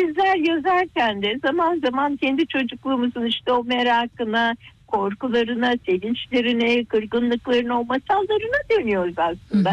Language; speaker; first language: Turkish; native; Turkish